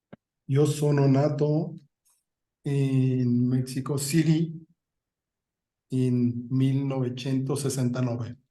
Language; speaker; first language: Italian; non-native, learner; Spanish